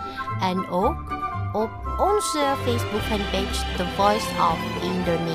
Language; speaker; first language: Dutch; non-native, fluent; Indonesian